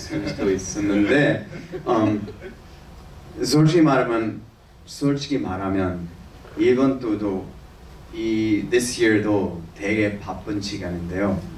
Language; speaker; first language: Korean; early bilingual, heritage; English